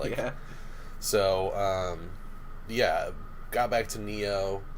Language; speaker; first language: English; native; English